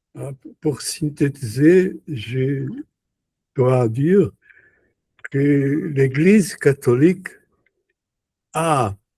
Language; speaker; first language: French; non-native, learner; Portuguese